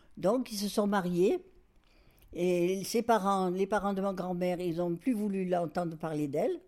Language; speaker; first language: French; native; French